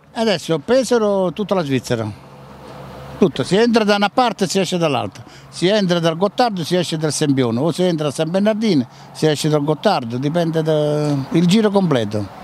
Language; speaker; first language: Italian; native; Italian